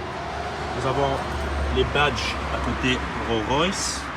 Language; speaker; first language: French; non-native, learner; Italian